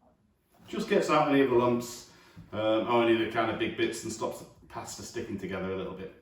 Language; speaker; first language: English; native; English